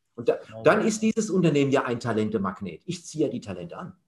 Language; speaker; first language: German; native; German